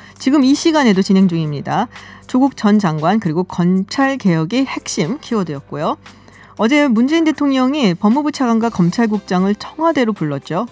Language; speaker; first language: Korean; native; Korean